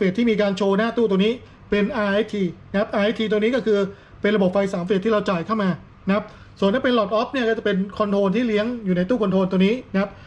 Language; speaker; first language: Thai; native; Thai